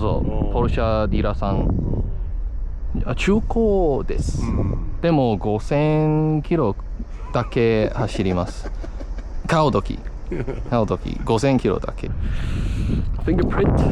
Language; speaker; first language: Japanese; non-native, learner; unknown